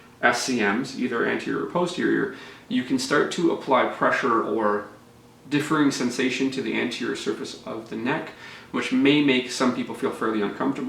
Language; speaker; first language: English; native; English